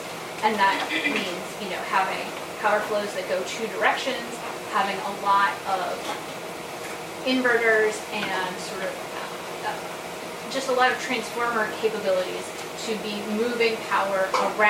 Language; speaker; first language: English; native; English